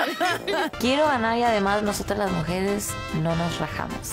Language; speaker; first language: Spanish; early bilingual, heritage; Spanish